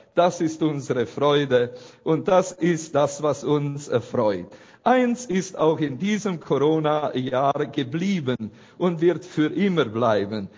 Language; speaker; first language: German; non-native, fluent; Romanian